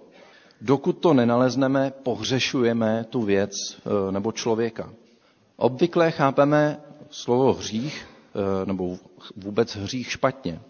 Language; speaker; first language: Czech; native; Czech